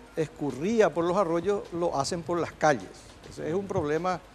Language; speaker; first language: Spanish; native; Spanish